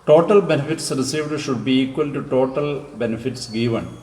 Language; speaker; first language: English; non-native, local second language; Malayalam